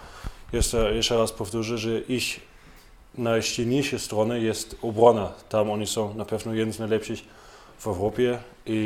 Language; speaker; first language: Polish; non-native, learner; German